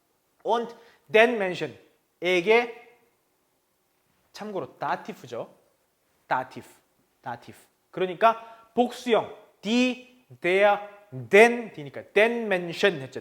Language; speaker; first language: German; non-native, fluent; Korean